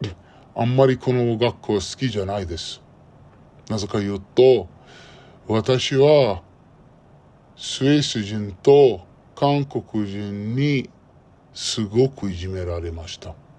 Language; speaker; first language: Japanese; non-native, learner; Arabic